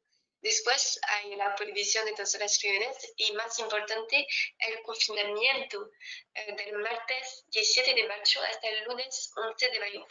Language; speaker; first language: Spanish; non-native, fluent; French